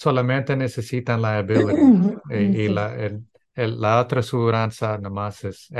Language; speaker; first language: Spanish; early bilingual, heritage; English